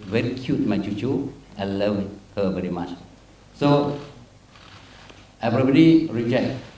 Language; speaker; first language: English; non-native, local second language; Malay